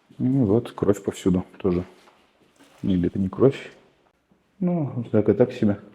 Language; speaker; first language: Russian; early bilingual, heritage; Russian